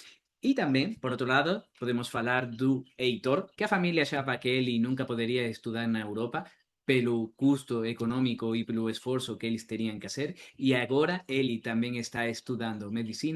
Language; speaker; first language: Portuguese; non-native, fluent; Spanish